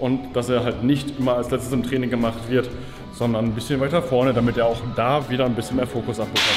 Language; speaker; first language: German; native; German